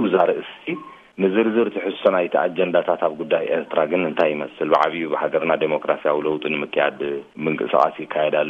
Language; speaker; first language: Tigrinya; native; Tigrinya